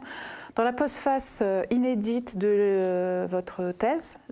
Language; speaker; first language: French; native; French